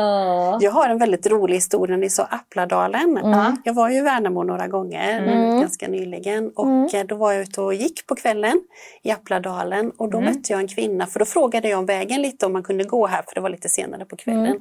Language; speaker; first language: Swedish; native; Swedish